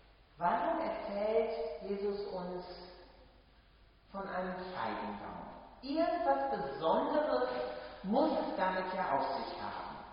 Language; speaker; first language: German; native; German